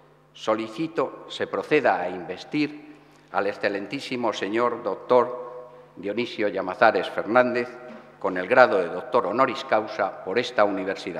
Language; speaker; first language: Spanish; native; Spanish